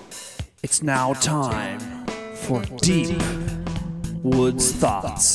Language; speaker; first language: English; native; English